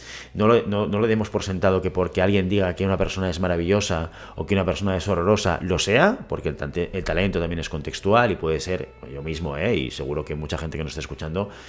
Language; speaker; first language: Spanish; native; Spanish